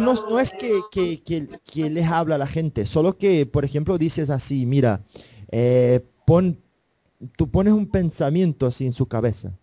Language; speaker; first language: Spanish; non-native, fluent; Portuguese